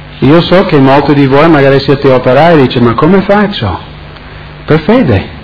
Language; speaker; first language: Italian; non-native, fluent; English